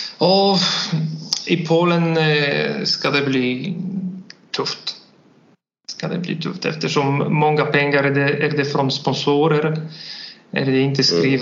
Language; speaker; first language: Swedish; non-native, learner; Polish